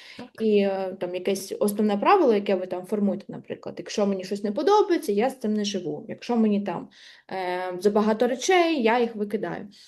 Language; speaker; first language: Ukrainian; native; Ukrainian